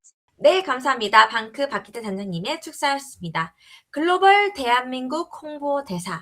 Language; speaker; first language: Korean; native; Korean